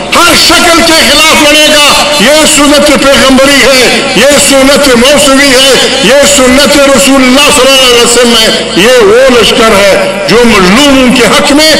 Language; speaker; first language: Urdu; non-native, local second language; Pashto